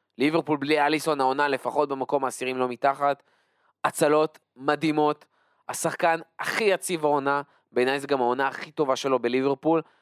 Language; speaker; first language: Hebrew; native; Hebrew